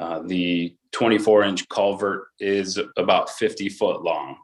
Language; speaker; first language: English; native; English